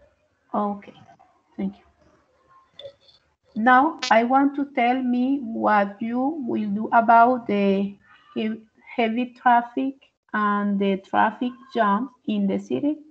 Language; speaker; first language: English; non-native, learner; Spanish